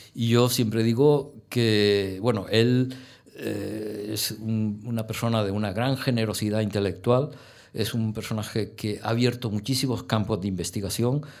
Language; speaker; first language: Spanish; native; Spanish